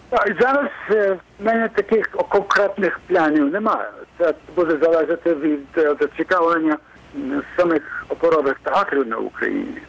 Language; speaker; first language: Ukrainian; early bilingual, heritage; Ukrainian